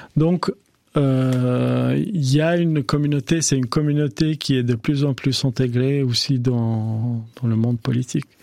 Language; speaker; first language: French; non-native, fluent; Albanian